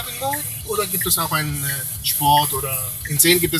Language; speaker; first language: German; non-native, learner; Greek